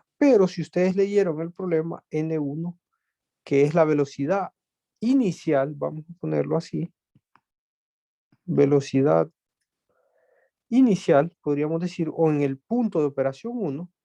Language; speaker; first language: Spanish; native; Spanish